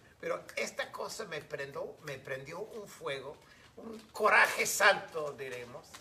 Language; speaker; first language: Spanish; non-native, fluent; English